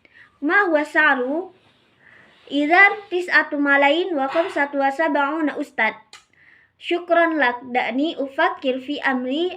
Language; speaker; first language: Arabic; non-native, learner; Indonesian